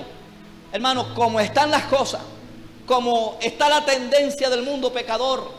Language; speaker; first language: Spanish; native; Spanish